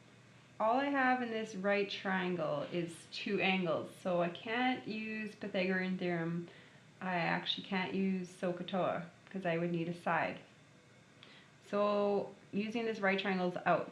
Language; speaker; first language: English; native; English